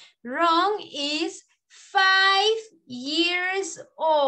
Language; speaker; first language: English; non-native, learner; Spanish